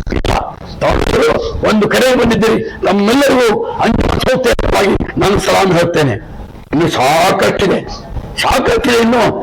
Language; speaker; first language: Kannada; non-native, local second language; Urdu